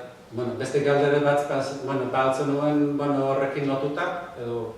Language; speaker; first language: Basque; non-native, fluent; English